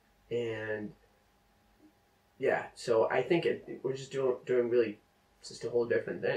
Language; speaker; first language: English; non-native, fluent; Czech